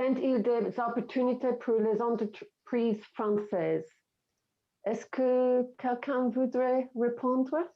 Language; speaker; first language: French; non-native, fluent; English